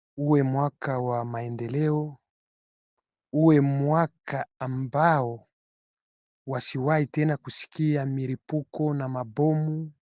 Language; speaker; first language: Swahili; non-native, local second language; Kinyarwanda